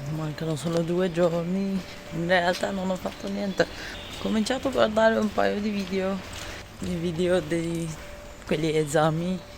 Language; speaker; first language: Italian; non-native, learner; Turkish